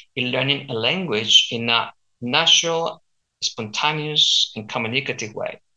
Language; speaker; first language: English; non-native, fluent; Spanish